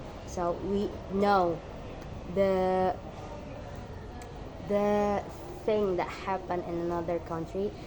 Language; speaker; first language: English; non-native, learner; Indonesian